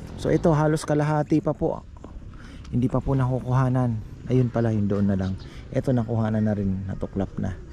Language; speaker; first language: Filipino; native; Filipino